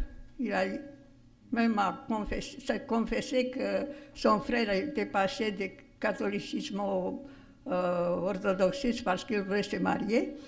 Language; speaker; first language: French; non-native, fluent; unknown